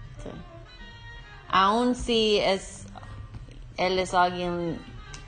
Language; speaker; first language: Spanish; non-native, learner; English